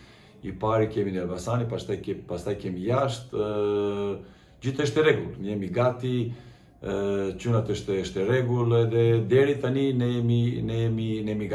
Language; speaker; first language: Albanian; non-native, learner; Serbian